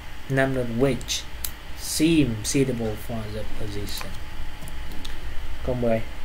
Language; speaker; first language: English; non-native, fluent; Vietnamese